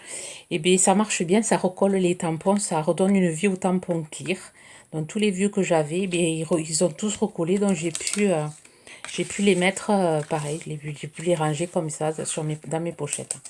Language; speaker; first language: French; native; French